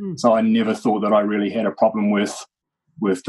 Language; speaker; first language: English; native; English